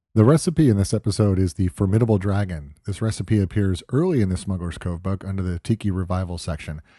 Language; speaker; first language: English; native; English